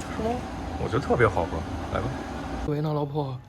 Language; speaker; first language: Chinese; native; Chinese